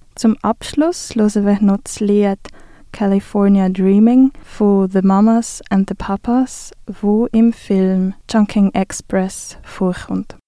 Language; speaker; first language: German; native; German